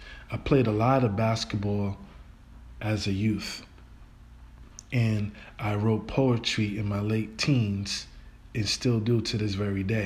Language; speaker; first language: English; native; English